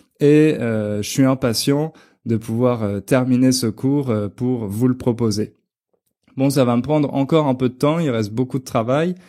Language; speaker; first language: French; native; French